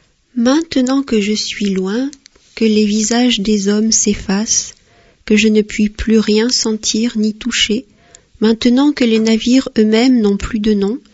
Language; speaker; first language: French; native; French